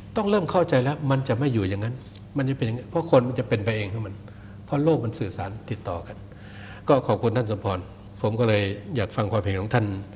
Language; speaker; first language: Thai; native; Thai